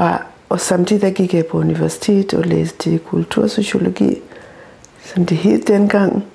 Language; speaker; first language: Danish; non-native, local second language; Masai